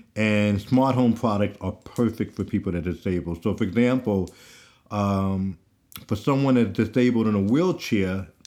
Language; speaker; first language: English; native; English